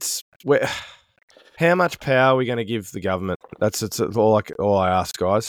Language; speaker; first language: English; native; English